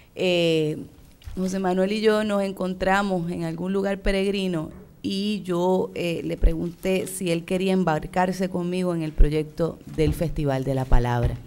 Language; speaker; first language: Spanish; native; Spanish